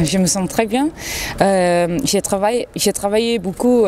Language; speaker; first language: French; non-native, learner; Danish